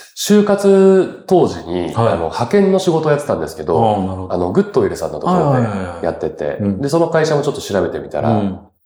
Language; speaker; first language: Japanese; native; Japanese